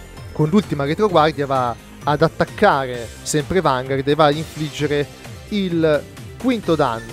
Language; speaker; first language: Italian; native; Italian